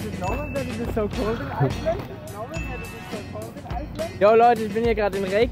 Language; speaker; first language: German; native; German